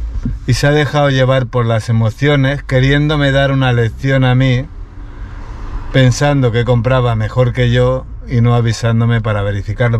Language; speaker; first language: Spanish; native; Spanish